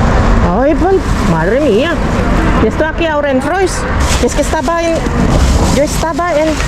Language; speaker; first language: Spanish; non-native, fluent; Filipino